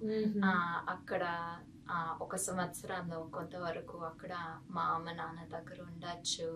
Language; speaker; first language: Telugu; non-native, fluent; English